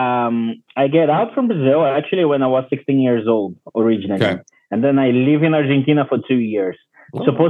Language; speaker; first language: English; non-native, learner; Portuguese